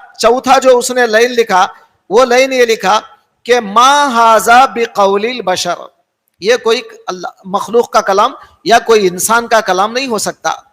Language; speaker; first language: Urdu; native; Urdu